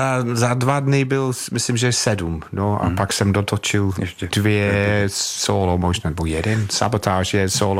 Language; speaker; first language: Czech; non-native, fluent; English